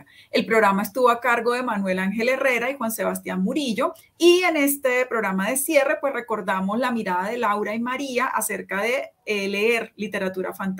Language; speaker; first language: Spanish; native; Spanish